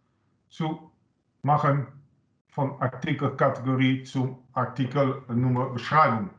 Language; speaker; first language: German; non-native, learner; Dutch